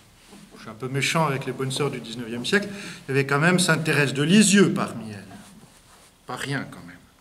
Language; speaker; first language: French; native; French